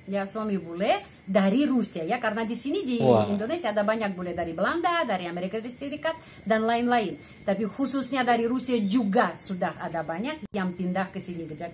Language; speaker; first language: Indonesian; non-native, fluent; Russian